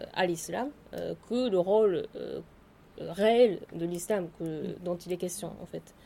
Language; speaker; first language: French; non-native, fluent; Japanese